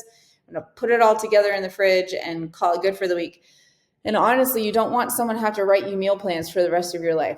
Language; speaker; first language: English; native; English